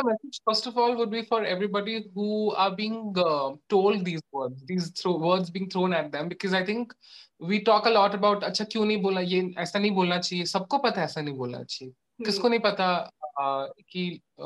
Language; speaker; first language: English; non-native, local second language; Odia